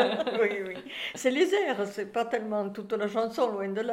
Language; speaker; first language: French; native; French